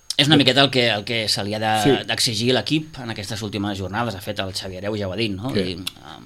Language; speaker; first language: Catalan; native; Catalan